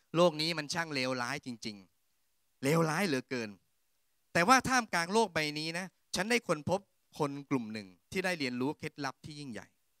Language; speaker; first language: Thai; native; Thai